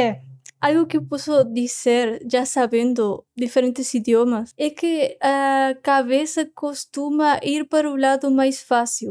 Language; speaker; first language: Portuguese; non-native, fluent; Spanish